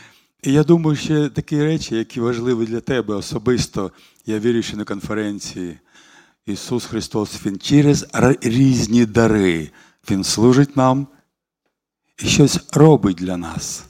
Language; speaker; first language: Ukrainian; non-native, local second language; Russian